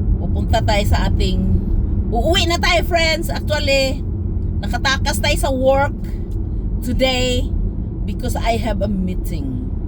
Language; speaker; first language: Filipino; native; Filipino